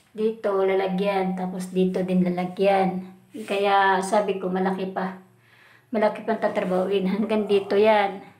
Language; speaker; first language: Filipino; non-native, local second language; Cebuano